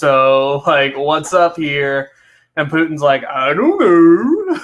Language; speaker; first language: English; native; English